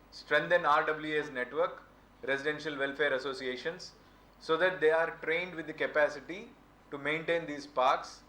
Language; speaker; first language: English; non-native, local second language; Telugu